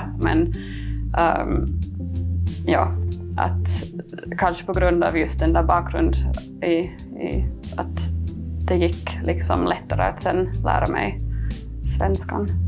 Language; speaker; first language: Swedish; non-native, fluent; English